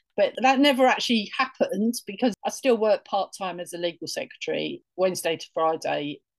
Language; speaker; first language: English; native; English